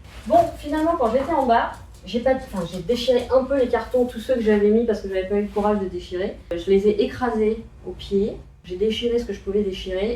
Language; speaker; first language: French; native; French